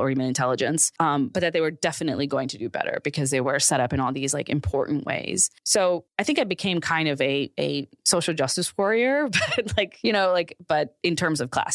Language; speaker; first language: English; early bilingual, other home language; Urdu